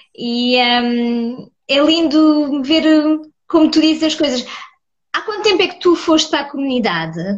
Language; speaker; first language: Portuguese; early bilingual, heritage; Portuguese